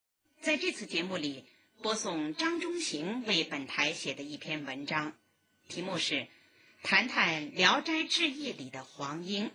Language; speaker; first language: Chinese; native; Chinese